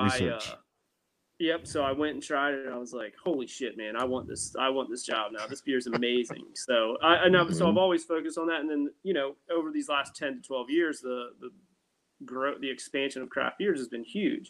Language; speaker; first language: English; native; English